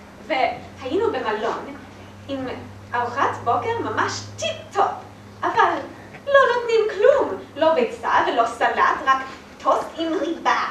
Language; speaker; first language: Hebrew; non-native, learner; English